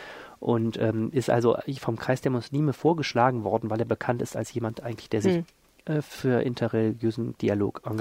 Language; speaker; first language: German; native; German